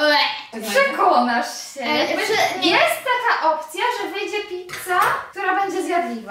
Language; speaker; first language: Polish; native; Polish